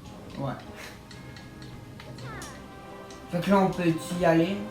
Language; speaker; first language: French; native; French